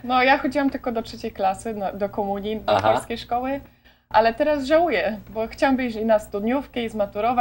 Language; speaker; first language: Polish; early bilingual, heritage; Polish